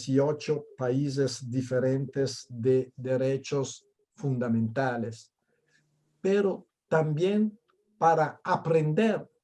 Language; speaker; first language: Spanish; non-native, fluent; Italian